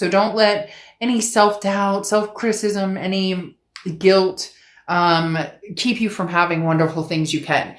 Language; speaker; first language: English; native; English